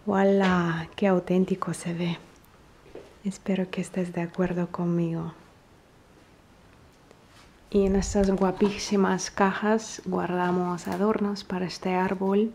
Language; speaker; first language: Spanish; non-native, fluent; Russian